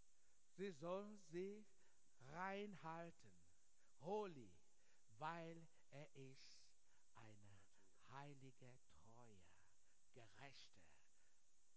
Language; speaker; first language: German; non-native, learner; English